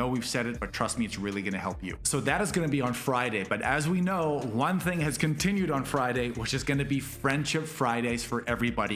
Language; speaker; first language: English; native; English